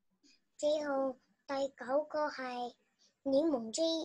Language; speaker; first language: Chinese; non-native, learner; Vietnamese